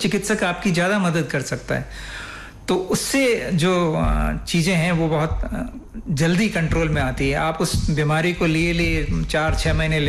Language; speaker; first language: Hindi; non-native, local second language; Rajasthani